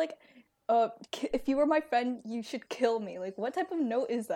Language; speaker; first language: English; native; English